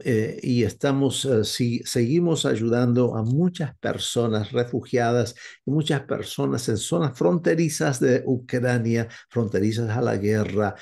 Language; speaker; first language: Spanish; non-native, fluent; English